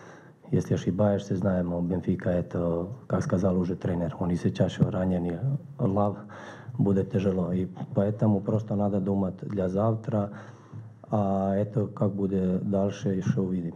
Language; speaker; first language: Russian; non-native, learner; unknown